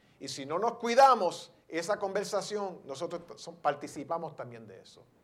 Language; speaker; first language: Spanish; early bilingual, heritage; Spanish